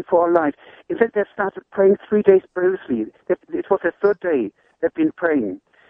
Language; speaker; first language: English; non-native, fluent; German